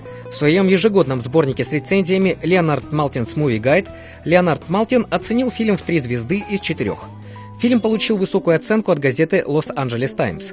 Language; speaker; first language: Russian; native; Russian